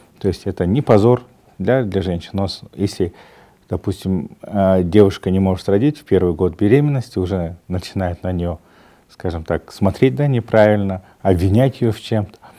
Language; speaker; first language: Russian; non-native, local second language; Kazakh